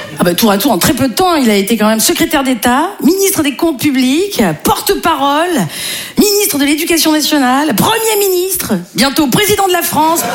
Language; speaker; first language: French; native; French